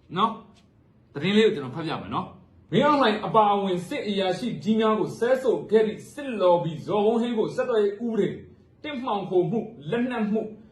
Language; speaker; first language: Burmese; native; Burmese